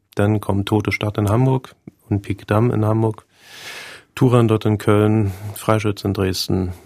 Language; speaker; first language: German; native; German